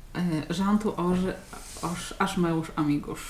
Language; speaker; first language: Portuguese; non-native, learner; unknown